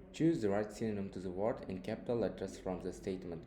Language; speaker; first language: English; non-native, fluent; Uzbek